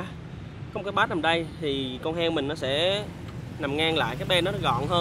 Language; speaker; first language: Vietnamese; native; Vietnamese